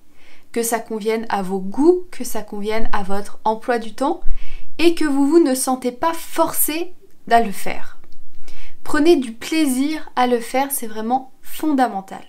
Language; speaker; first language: French; native; French